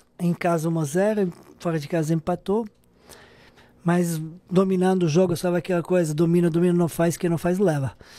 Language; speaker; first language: Portuguese; non-native, fluent; Serbian